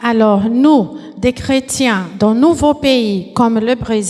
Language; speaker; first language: French; non-native, fluent; Portuguese